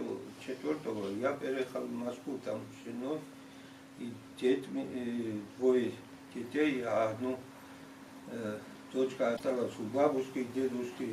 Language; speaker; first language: Russian; non-native, fluent; Georgian